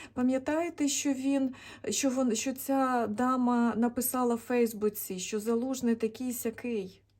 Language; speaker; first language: Ukrainian; native; Ukrainian